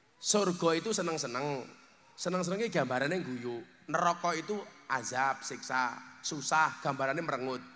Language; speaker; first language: Indonesian; native; Indonesian